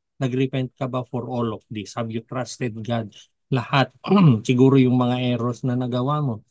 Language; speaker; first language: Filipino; non-native, local second language; Iloko